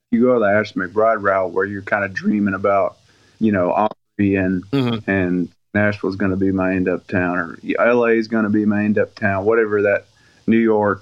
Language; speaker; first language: English; native; English